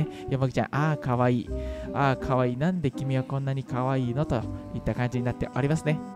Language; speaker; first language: Japanese; native; Japanese